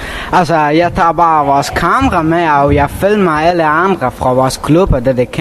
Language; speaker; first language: Danish; non-native, learner; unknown